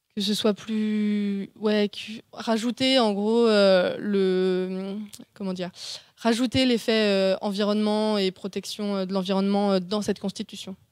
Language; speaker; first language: French; native; French